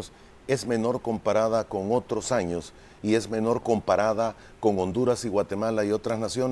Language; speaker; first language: Spanish; native; Spanish